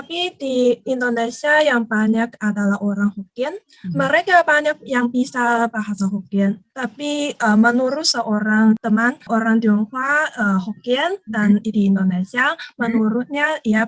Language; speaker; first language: Indonesian; non-native, learner; Chinese